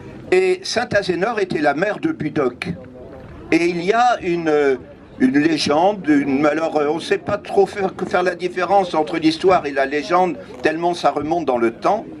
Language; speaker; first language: French; native; French